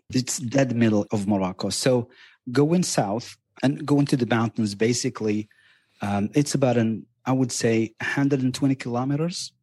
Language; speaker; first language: English; non-native, fluent; Berber languages